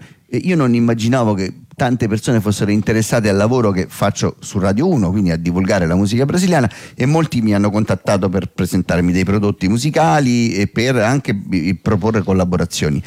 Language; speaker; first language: Italian; native; Italian